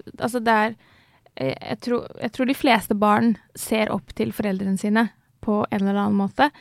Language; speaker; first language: Norwegian; native; Norwegian